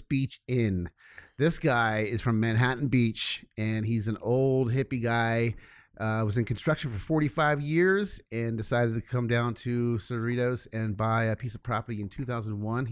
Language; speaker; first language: English; native; English